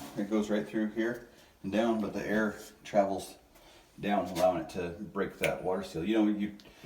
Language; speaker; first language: English; native; English